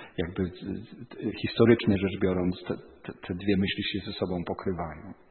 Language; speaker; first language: Polish; native; Polish